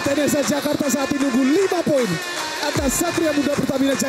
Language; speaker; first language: Indonesian; native; Indonesian